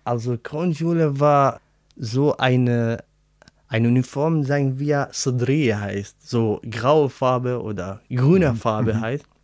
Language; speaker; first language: German; non-native, learner; Arabic